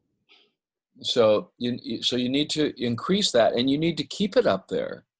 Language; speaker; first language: English; native; English